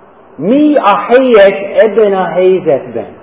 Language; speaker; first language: Hungarian; non-native, fluent; English